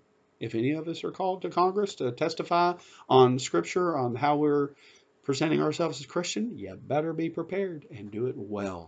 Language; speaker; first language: English; native; English